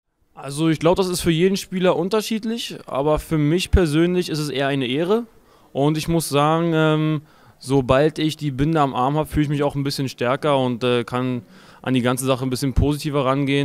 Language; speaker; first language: German; native; German